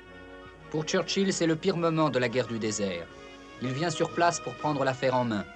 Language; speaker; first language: French; native; French